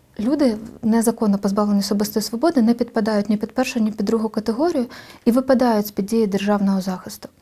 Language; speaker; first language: Ukrainian; native; Ukrainian